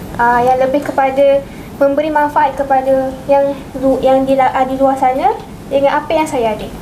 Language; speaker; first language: Malay; native; Malay